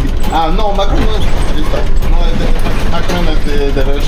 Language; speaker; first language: Spanish; non-native, fluent; French